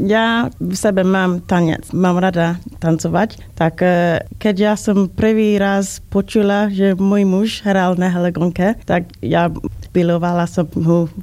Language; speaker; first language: Slovak; non-native, learner; English